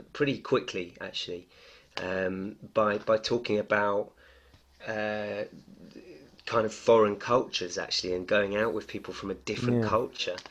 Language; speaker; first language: English; native; English